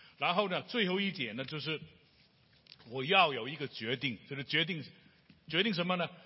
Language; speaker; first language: Chinese; non-native, local second language; Cantonese